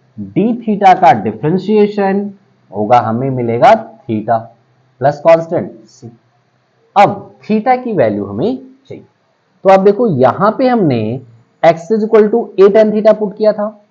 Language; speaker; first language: Hindi; native; Hindi